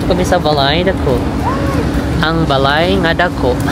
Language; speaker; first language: Filipino; native; Filipino